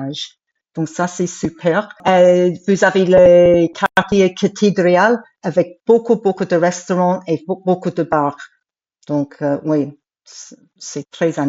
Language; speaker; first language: French; non-native, fluent; English